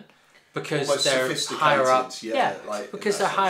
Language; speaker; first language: English; native; English